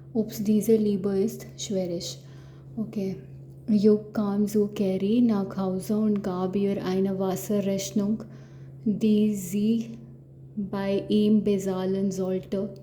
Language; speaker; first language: German; non-native, learner; Hindi